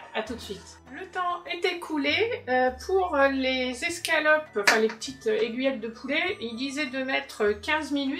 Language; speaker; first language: French; native; French